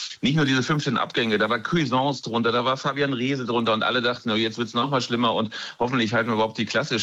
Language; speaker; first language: German; native; German